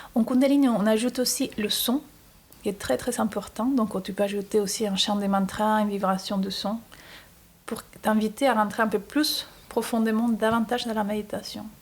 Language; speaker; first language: French; non-native, fluent; Spanish